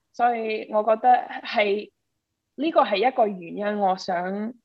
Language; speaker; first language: Cantonese; early bilingual, heritage; Cantonese